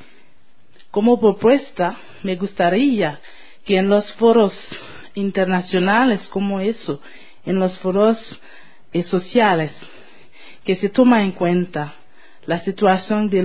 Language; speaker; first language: Spanish; non-native, fluent; Haitian Creole